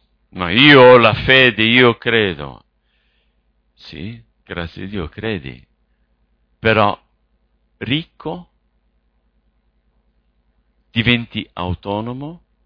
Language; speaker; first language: Italian; non-native, fluent; English